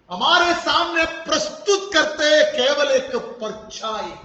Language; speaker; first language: Hindi; non-native, local second language; Malayalam